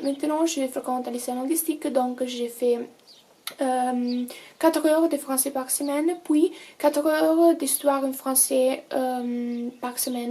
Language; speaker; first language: French; non-native, fluent; Italian